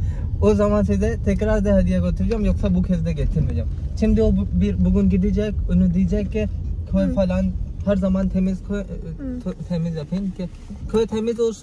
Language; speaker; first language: Turkish; non-native, fluent; Urdu